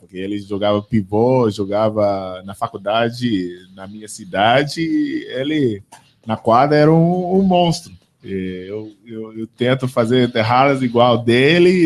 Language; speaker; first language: Portuguese; non-native, fluent; English